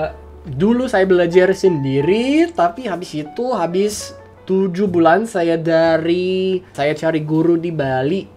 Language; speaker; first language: Indonesian; non-native, fluent; English